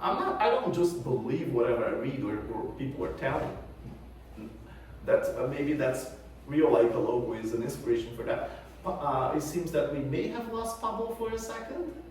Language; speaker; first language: English; non-native, local second language; Portuguese